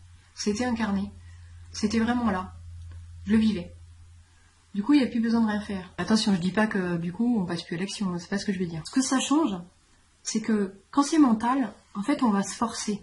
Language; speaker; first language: French; native; French